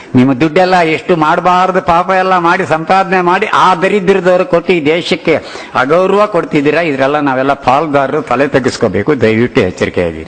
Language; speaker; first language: Kannada; non-native, local second language; Telugu